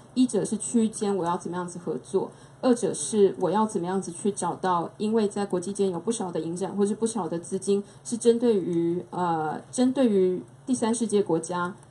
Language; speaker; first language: Chinese; native; Chinese